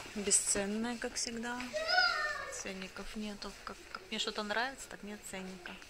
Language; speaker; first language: Russian; native; Russian